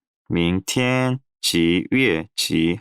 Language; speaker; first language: Chinese; non-native, learner; Korean